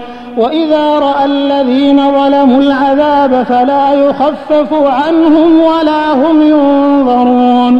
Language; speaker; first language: Arabic; native; Arabic